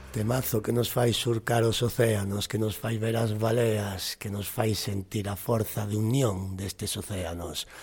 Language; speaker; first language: Galician; native; Galician